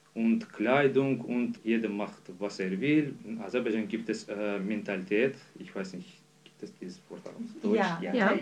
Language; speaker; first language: German; non-native, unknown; Azerbaijani